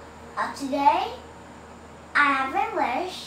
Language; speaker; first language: English; non-native, learner; Vietnamese